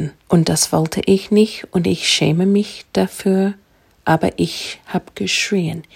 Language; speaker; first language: German; non-native, fluent; English